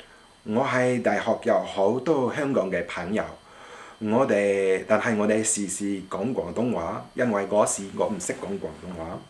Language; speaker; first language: Chinese; non-native, fluent; French